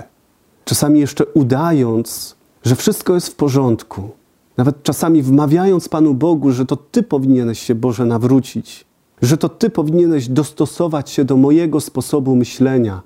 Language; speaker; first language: Polish; native; Polish